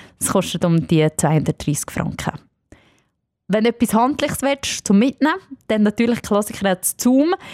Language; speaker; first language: German; native; German